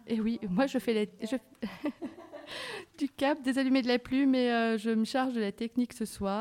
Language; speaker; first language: French; native; French